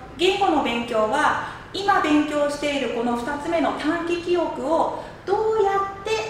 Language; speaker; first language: Japanese; native; Japanese